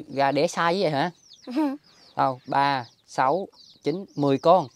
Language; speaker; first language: Vietnamese; native; Vietnamese